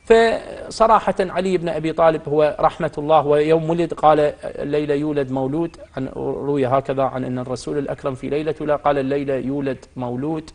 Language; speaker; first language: Arabic; native; Arabic